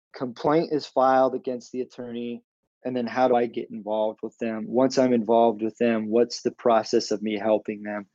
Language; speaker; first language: English; native; English